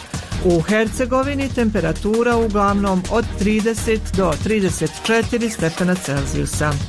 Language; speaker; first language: Croatian; native; Croatian